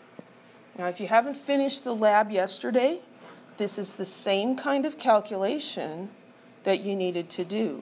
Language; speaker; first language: English; native; English